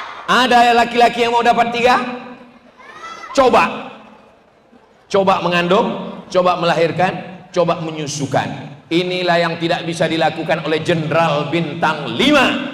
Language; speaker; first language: Indonesian; native; Indonesian